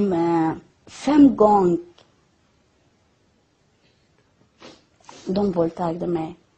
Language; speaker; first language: Swedish; non-native, learner; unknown